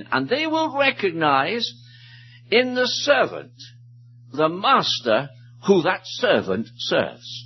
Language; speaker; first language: English; native; English